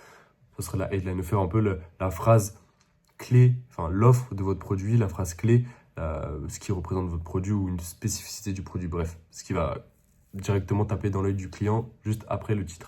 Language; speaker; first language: French; native; French